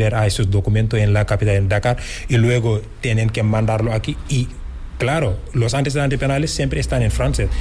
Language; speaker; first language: Spanish; non-native, fluent; Wolof